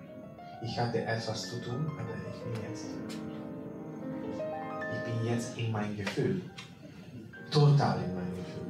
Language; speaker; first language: German; non-native, fluent; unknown